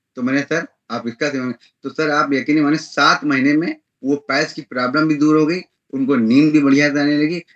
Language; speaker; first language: Hindi; native; Hindi